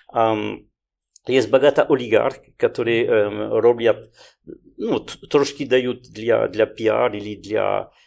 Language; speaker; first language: Ukrainian; non-native, learner; French